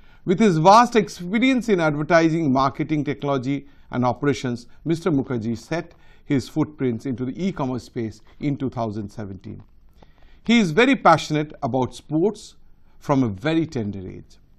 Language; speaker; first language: English; non-native, local second language; Bangla